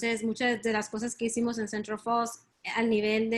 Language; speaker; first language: Spanish; early bilingual, heritage; Spanish